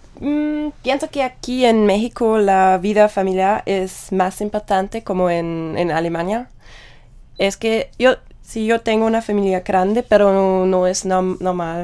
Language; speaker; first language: Spanish; non-native, learner; German